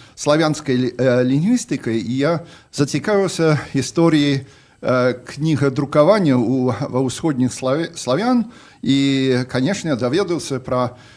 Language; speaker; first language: Belarusian; non-native, fluent; English